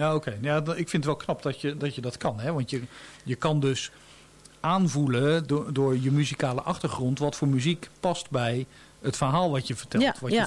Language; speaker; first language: Dutch; native; Dutch